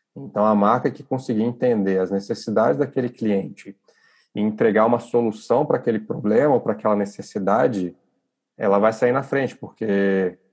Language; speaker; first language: Portuguese; native; Portuguese